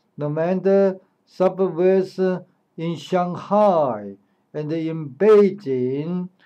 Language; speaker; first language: English; non-native, learner; Chinese